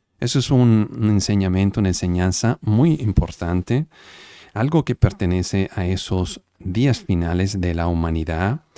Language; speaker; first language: Spanish; non-native, fluent; Italian